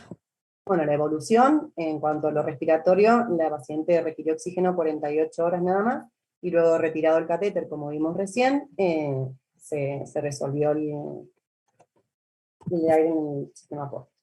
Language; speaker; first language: Spanish; native; Spanish